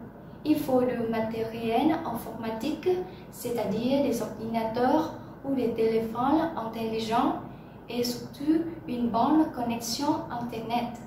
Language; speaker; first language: French; non-native, learner; Vietnamese